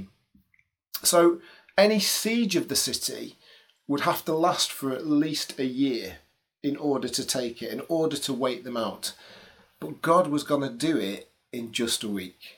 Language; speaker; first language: English; native; English